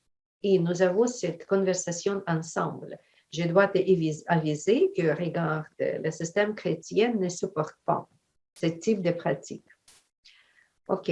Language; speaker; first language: French; non-native, fluent; Ukrainian